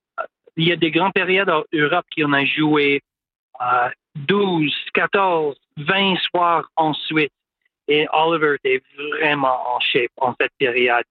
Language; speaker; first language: French; non-native, local second language; English